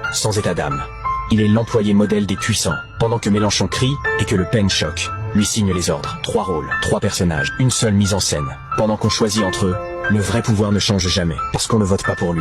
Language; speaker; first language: French; native; French